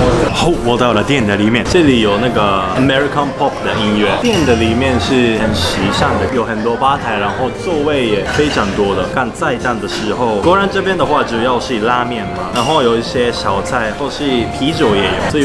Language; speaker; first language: Chinese; non-native, fluent; Japanese